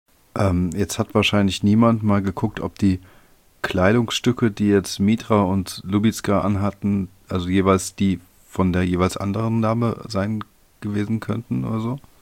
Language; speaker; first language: German; native; German